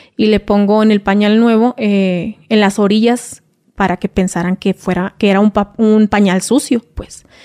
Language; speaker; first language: Spanish; native; Spanish